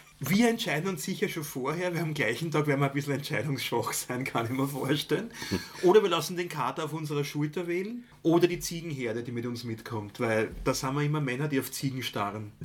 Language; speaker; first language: German; native; German